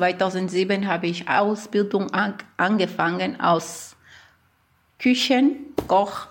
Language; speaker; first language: German; non-native, learner; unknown